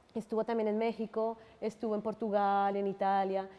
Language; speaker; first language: Spanish; native; Spanish